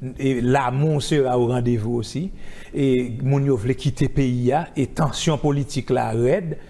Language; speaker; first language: French; non-native, local second language; Haitian Creole